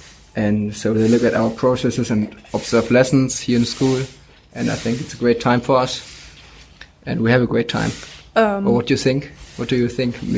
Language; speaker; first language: English; non-native, fluent; German